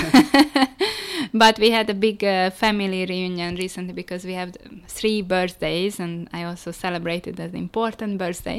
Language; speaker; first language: English; non-native, fluent; Hungarian